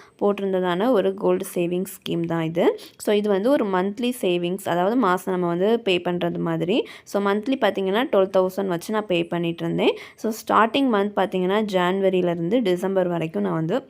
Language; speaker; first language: Tamil; native; Tamil